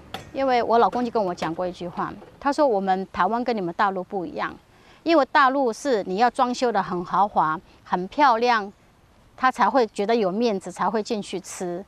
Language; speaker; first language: Chinese; native; Chinese